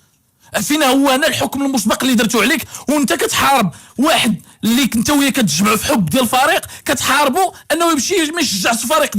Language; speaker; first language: Arabic; native; Arabic